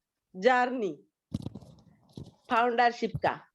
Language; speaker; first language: Hindi; non-native, local second language; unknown